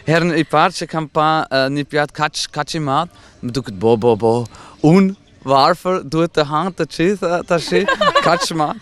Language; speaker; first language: Albanian; non-native, fluent; German